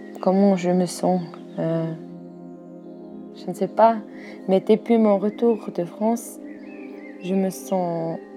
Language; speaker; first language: French; non-native, learner; German